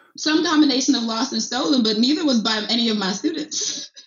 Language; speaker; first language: English; early bilingual, other home language; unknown